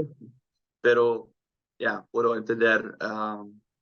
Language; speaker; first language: Spanish; non-native, fluent; Dutch